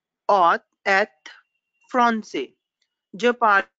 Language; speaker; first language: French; non-native, fluent; Hindi